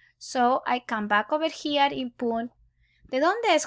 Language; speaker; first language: Spanish; non-native, fluent; English